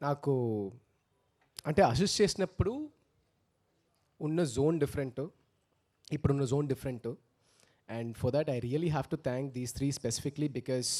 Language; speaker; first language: Telugu; early bilingual, heritage; Telugu